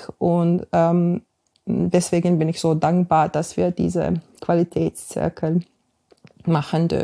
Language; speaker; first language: German; non-native, fluent; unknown